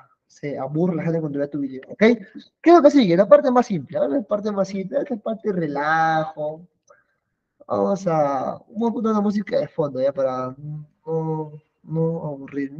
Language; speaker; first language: Spanish; native; Spanish